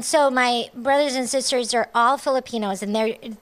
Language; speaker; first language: English; non-native, local second language; Cebuano